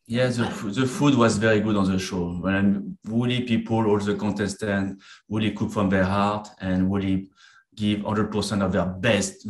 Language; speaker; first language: English; non-native, fluent; French